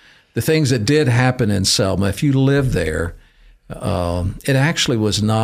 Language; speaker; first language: English; native; English